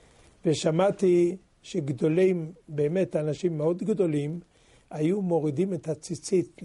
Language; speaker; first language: Hebrew; non-native, fluent; French